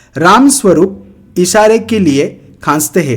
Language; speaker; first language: Hindi; non-native, local second language; Marathi